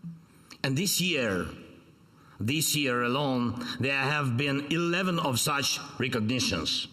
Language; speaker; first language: English; non-native, fluent; Ukrainian